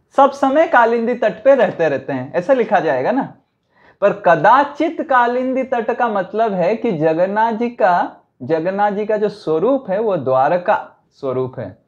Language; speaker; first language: Hindi; non-native, local second language; Odia